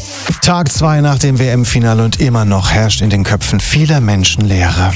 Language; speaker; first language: German; native; German